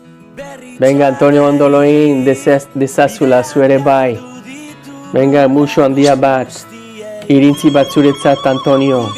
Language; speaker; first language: Basque; non-native, learner; English